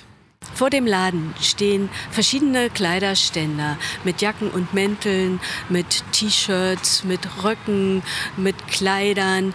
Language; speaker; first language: German; native; German